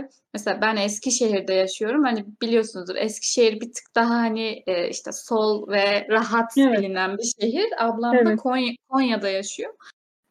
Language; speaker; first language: Turkish; native; Turkish